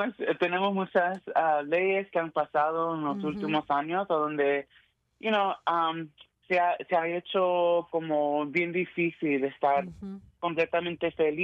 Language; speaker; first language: Spanish; early bilingual, heritage; Spanish